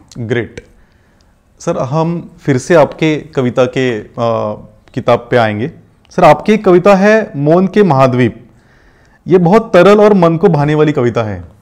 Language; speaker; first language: Hindi; non-native, local second language; Marathi